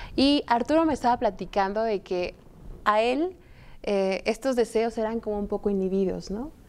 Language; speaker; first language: Spanish; native; Spanish